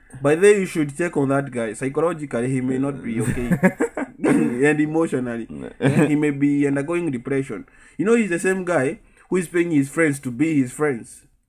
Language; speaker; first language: English; non-native, local second language; Swahili